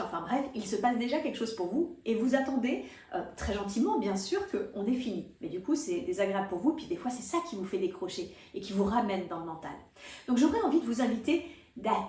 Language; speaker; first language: French; native; French